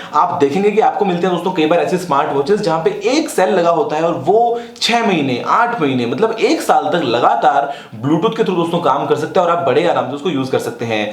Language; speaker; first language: Hindi; native; Hindi